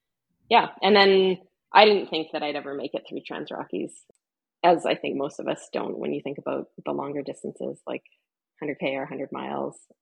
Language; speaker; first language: English; native; English